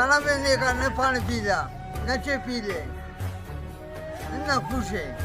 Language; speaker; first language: Hindi; non-native, local second language; Pashto